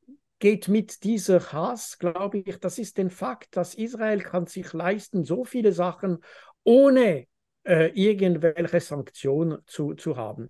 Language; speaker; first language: German; non-native, fluent; French